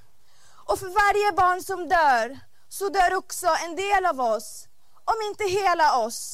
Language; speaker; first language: Swedish; non-native, fluent; Arabic